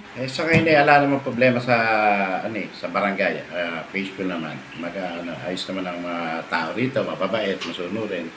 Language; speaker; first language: Filipino; native; Filipino